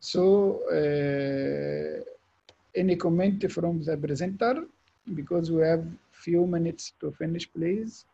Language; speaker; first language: English; non-native, fluent; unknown